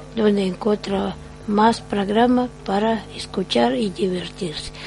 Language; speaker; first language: Spanish; non-native, learner; Russian